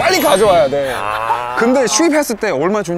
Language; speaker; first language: Korean; non-native, learner; English